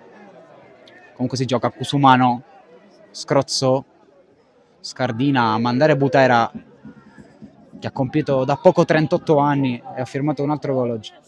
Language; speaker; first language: Italian; native; Italian